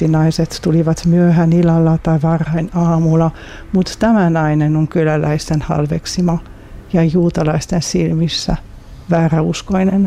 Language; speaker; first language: Finnish; non-native, fluent; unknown